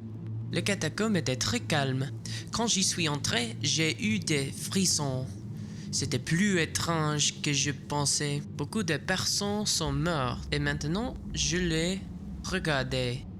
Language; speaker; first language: French; non-native, learner; English